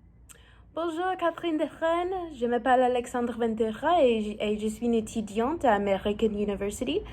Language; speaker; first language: French; non-native, learner; English